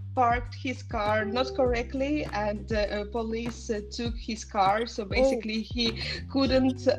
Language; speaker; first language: English; non-native, fluent; Estonian